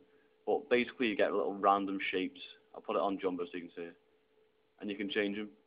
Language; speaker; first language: English; native; English